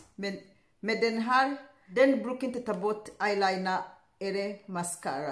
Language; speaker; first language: Swedish; non-native, learner; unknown